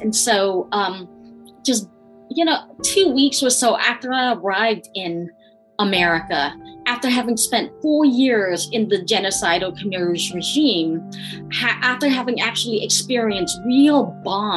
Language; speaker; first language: English; early bilingual, other home language; Khmer